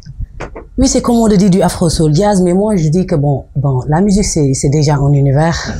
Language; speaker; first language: French; non-native, local second language; Wolof